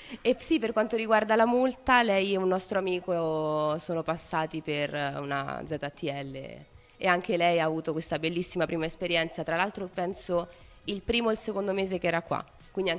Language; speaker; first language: Italian; native; Italian